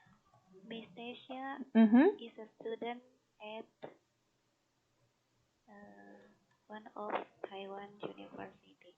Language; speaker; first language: English; non-native, learner; Indonesian